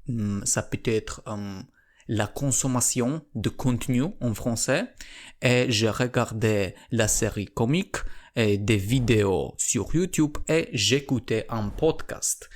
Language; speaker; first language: French; non-native, learner; Polish